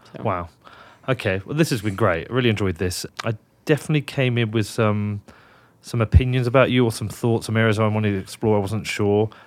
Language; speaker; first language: English; native; English